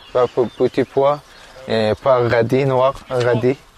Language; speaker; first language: French; non-native, learner; Persian